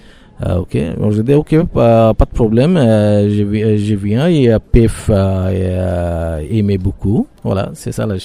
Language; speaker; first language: French; non-native, learner; Bangla